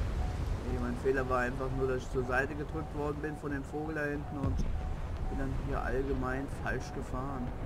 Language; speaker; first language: German; native; German